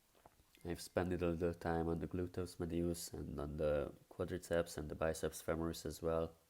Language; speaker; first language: English; non-native, fluent; Hungarian